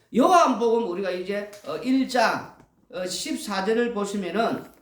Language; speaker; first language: Korean; native; Korean